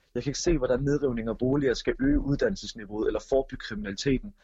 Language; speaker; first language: Danish; early bilingual, other home language; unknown